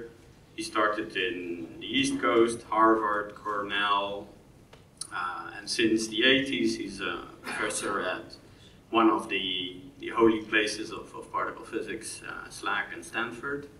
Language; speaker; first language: English; non-native, fluent; Spanish